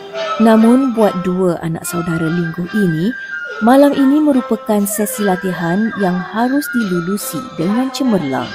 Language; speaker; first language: Malay; native; Malay